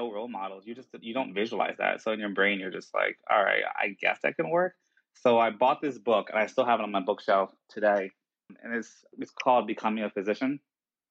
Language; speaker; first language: English; native; English